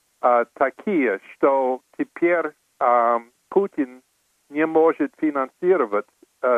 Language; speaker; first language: Russian; non-native, fluent; English